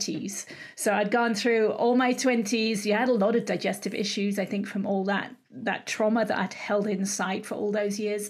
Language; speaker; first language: English; native; English